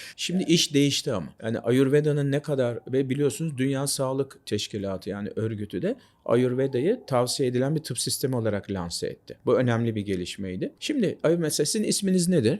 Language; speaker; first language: Turkish; native; Turkish